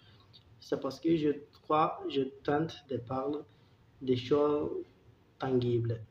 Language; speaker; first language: French; non-native, learner; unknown